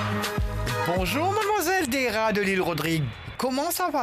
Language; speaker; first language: French; non-native, local second language; Morisyen